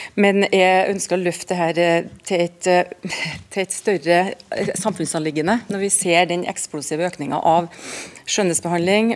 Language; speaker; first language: Norwegian; native; Norwegian